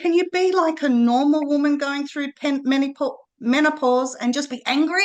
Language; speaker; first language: English; native; English